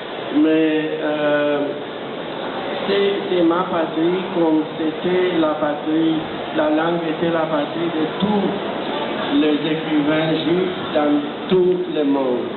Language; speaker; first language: French; non-native, fluent; Romanian